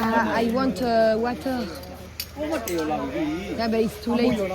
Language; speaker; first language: English; non-native, learner; French